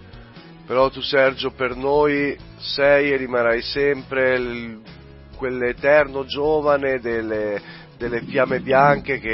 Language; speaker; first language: Italian; native; Italian